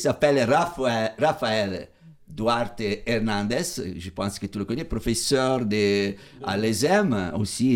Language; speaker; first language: French; non-native, fluent; Italian